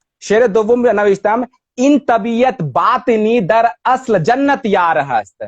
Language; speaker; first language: Persian; non-native, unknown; Hindi